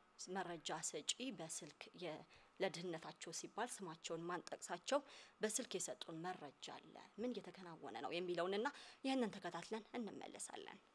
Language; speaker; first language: Amharic; non-native, local second language; Tigrinya